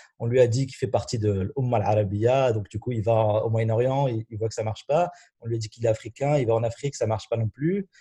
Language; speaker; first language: French; non-native, local second language; Arabic